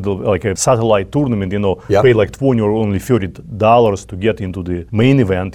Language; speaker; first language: English; non-native, fluent; Russian